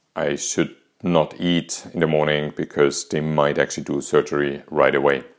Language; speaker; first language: English; non-native, fluent; German